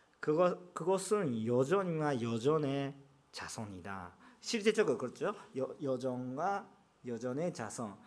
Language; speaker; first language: Korean; non-native, fluent; Japanese